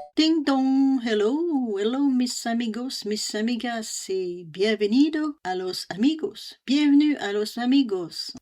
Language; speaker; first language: Spanish; non-native, learner; French